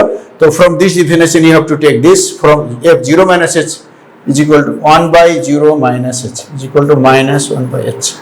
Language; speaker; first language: English; non-native, local second language; Hindi